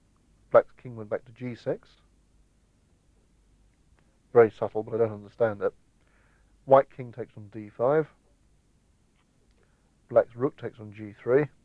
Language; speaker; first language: English; native; English